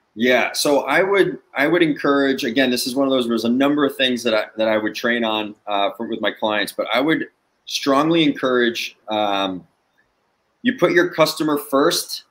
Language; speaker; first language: English; native; English